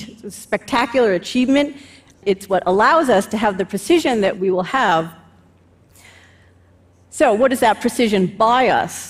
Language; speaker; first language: English; native; English